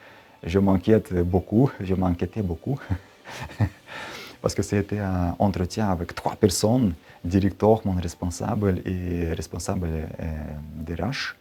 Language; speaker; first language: French; non-native, learner; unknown